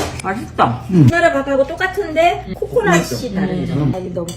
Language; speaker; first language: Korean; native; Korean